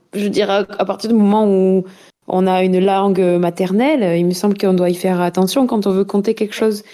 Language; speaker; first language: French; native; French